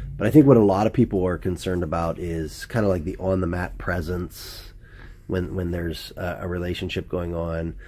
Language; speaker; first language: English; native; English